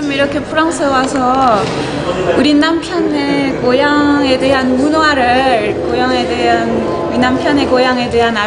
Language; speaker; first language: Korean; non-native, learner; French